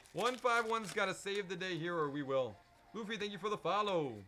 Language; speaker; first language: English; native; English